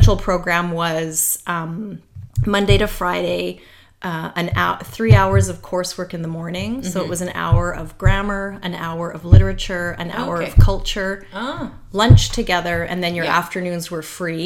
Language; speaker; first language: English; native; English